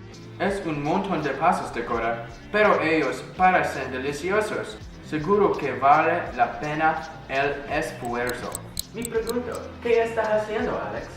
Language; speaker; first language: Spanish; non-native, learner; English